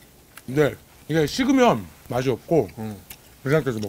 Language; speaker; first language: Korean; native; Korean